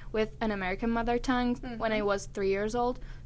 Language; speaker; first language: English; non-native, fluent; Italian